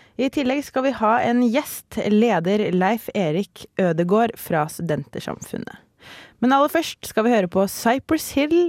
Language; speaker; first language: Norwegian; native; Norwegian